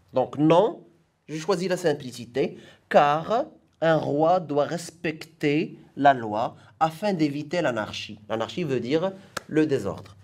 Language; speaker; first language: French; non-native, local second language; Arabic